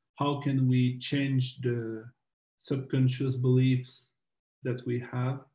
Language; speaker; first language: English; non-native, fluent; French